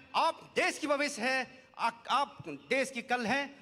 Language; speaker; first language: Hindi; non-native, local second language; Nyishi